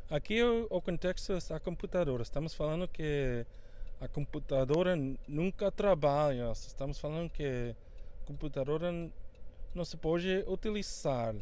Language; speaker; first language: Portuguese; non-native, fluent; Spanish